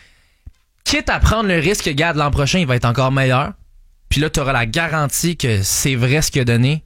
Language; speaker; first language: French; native; French